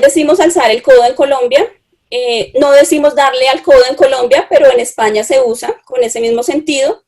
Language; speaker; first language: Spanish; native; Spanish